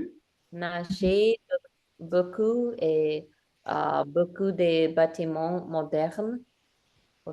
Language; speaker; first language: French; non-native, learner; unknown